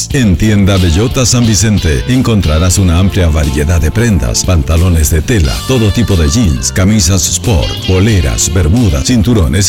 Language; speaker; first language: Spanish; native; Spanish